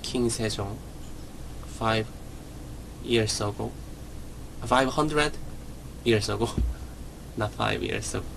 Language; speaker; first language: English; non-native, learner; Korean